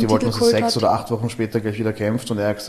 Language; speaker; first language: German; native; German